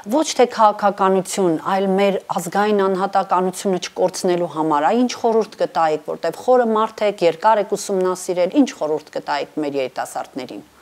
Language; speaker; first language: Armenian; native; Armenian